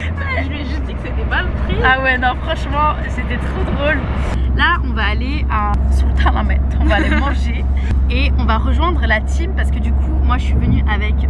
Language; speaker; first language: French; native; French